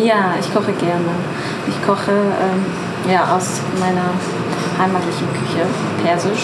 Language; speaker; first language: German; non-native, fluent; Persian